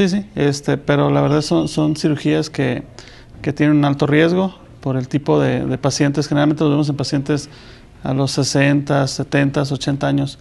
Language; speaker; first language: Spanish; native; Spanish